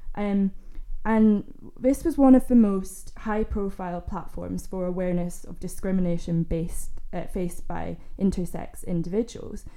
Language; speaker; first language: English; native; English